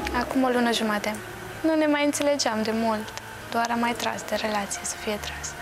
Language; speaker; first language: Romanian; early bilingual, heritage; Romanian